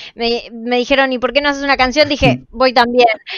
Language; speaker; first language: Spanish; native; Spanish